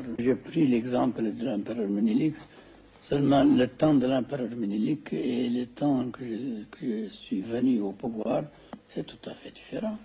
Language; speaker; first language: French; non-native, fluent; Amharic